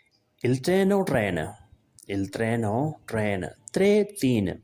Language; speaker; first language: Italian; non-native, learner; Urdu